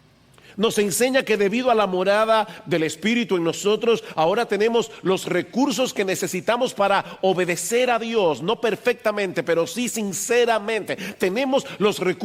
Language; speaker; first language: Spanish; native; Spanish